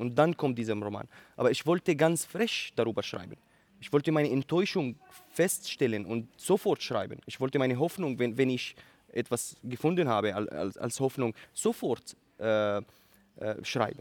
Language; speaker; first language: German; non-native, learner; Arabic